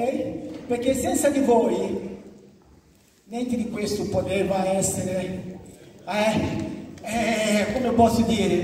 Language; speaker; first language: Italian; non-native, fluent; Portuguese